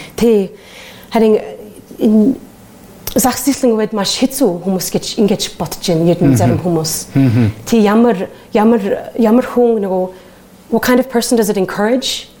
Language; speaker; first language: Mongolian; non-native, learner; English